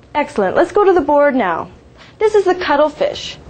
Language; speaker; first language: English; native; English